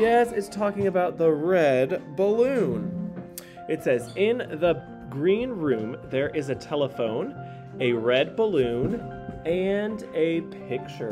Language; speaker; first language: English; native; English